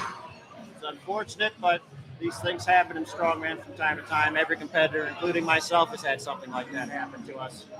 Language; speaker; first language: English; native; English